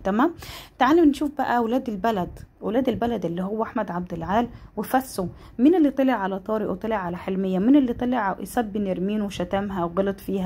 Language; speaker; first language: Arabic; native; Arabic